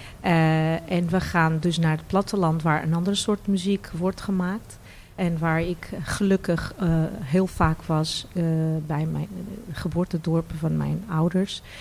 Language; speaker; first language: Dutch; non-native, fluent; Portuguese